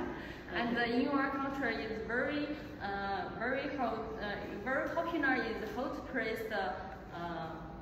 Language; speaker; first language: English; non-native, learner; Chinese